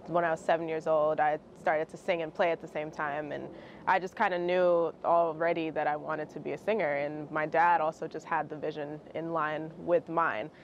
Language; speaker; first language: English; early bilingual, other home language; Russian